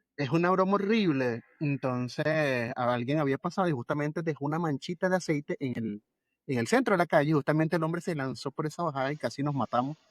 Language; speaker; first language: Spanish; native; Spanish